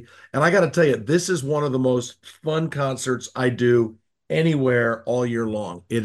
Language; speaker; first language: English; native; English